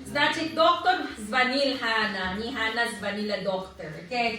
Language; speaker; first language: Russian; non-native, learner; Filipino